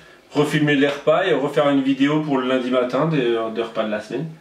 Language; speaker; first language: French; native; French